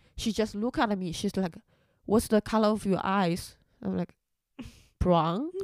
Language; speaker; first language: English; non-native, fluent; Chinese